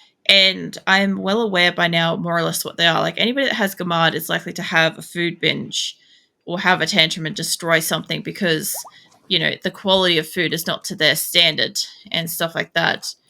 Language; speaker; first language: English; native; English